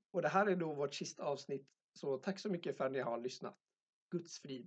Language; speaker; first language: Swedish; native; Swedish